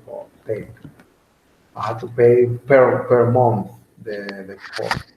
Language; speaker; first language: English; non-native, learner; Spanish